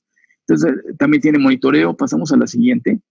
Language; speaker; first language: Spanish; native; Spanish